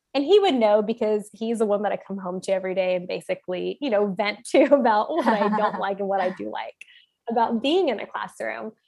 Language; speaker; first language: English; native; English